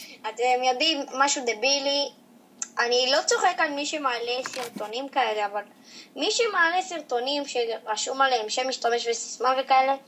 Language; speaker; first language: Hebrew; native; Hebrew